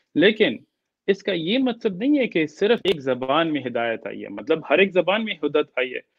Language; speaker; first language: Urdu; early bilingual, heritage; Urdu